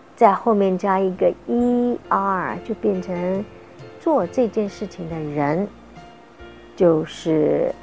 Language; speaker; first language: Chinese; native; Chinese